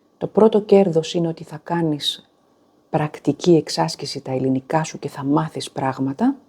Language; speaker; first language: Greek; native; Greek